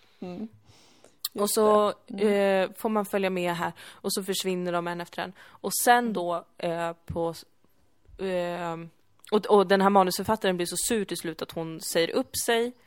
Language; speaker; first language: Swedish; early bilingual, other home language; Kurdish